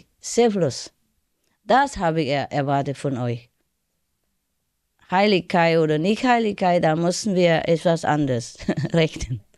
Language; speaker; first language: German; non-native, learner; Vietnamese